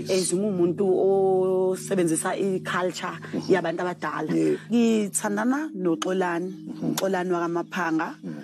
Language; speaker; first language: Zulu; native; Zulu